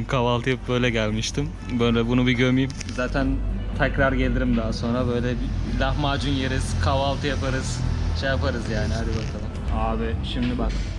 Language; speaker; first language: Turkish; native; Turkish